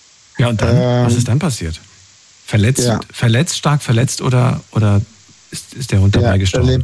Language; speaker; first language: German; native; German